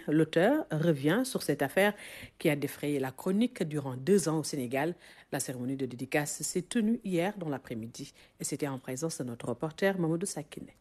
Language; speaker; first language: French; non-native, local second language; Wolof